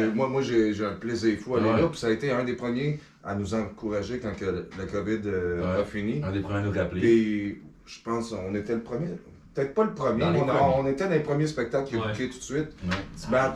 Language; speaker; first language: French; native; French